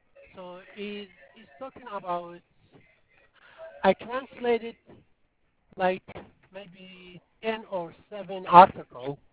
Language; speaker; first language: English; non-native, fluent; Arabic